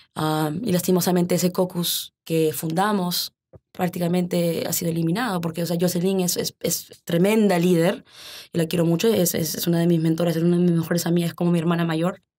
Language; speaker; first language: Spanish; early bilingual, heritage; Spanish